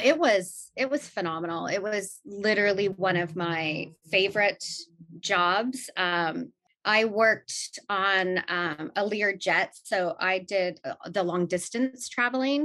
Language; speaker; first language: English; native; English